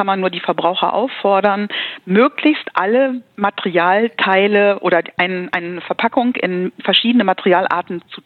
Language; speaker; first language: German; native; German